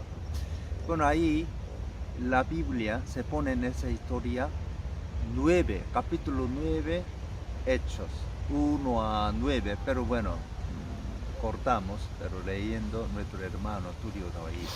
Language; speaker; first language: Spanish; non-native, learner; Korean